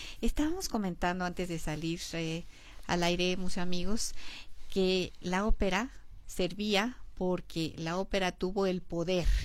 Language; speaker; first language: Spanish; native; Spanish